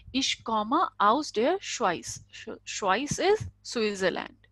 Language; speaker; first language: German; non-native, fluent; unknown